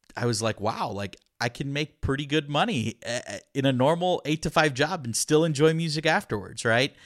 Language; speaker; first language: English; early bilingual, other home language; Spanish